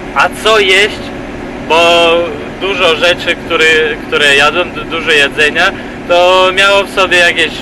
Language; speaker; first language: Polish; non-native, fluent; Ukrainian